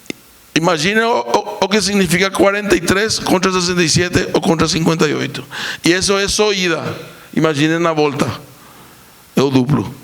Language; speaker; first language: Portuguese; non-native, fluent; Spanish